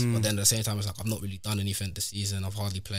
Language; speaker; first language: English; native; English